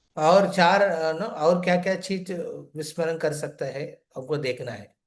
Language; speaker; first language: Hindi; non-native, local second language; Telugu